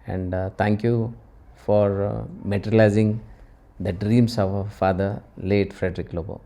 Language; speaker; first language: English; non-native, local second language; Kannada